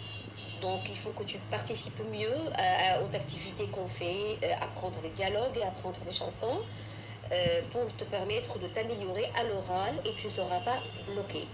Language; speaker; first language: French; non-native, fluent; Arabic